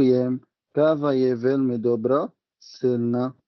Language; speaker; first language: Slovak; non-native, learner; Polish